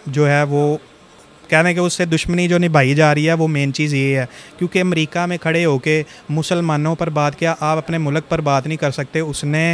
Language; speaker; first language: Urdu; non-native, local second language; Punjabi